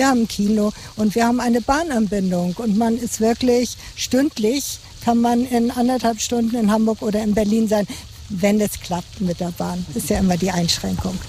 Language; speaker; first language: German; native; German